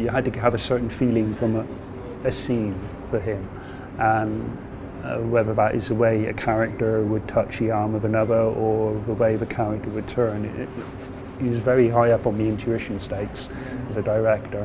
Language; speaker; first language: English; native; English